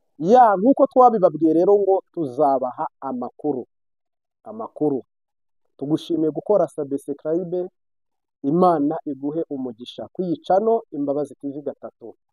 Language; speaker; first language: Kinyarwanda; native; Kinyarwanda